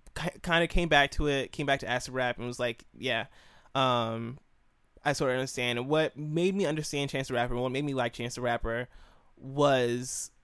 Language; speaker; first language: English; native; English